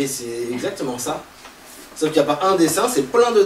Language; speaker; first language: French; native; French